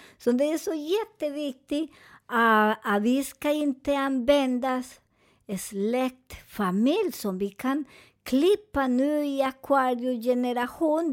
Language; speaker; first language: Swedish; non-native, fluent; Spanish